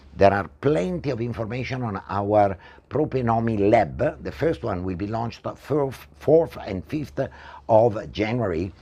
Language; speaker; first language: English; non-native, fluent; Italian